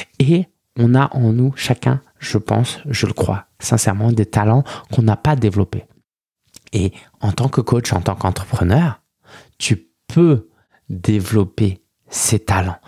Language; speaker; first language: French; early bilingual, other home language; Chinese